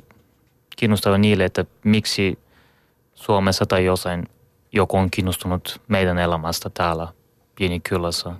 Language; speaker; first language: Finnish; non-native, learner; Bulgarian